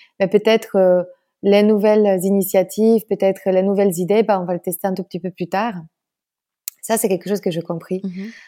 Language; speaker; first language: French; non-native, fluent; Polish